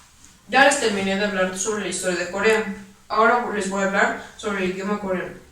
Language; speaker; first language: Spanish; native; Spanish